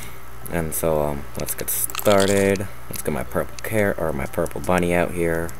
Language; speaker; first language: English; native; English